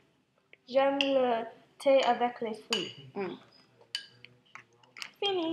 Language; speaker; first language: French; non-native, learner; English